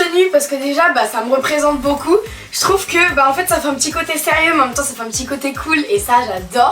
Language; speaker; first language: French; native; French